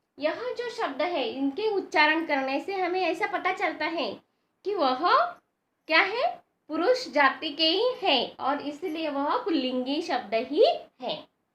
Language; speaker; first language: Hindi; non-native, local second language; Marathi